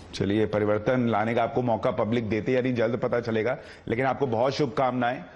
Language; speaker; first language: Hindi; native; Hindi